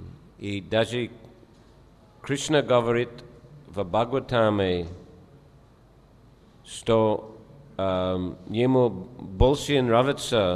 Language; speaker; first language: Russian; non-native, fluent; English